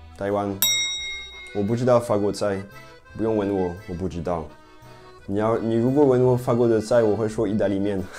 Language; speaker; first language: Chinese; non-native, fluent; French